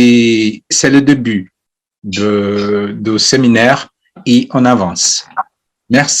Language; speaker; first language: French; non-native, fluent; Portuguese